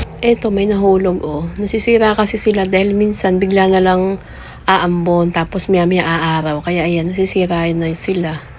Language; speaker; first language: Filipino; native; Filipino